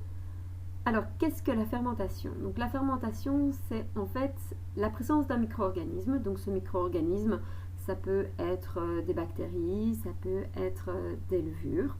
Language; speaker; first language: French; native; French